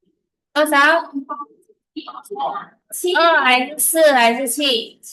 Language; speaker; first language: Chinese; early bilingual, heritage; Chinese